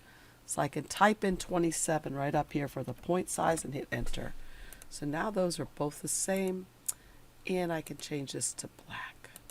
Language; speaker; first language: English; native; English